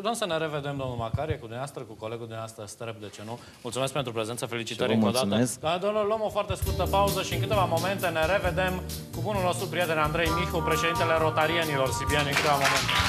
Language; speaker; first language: Romanian; native; Romanian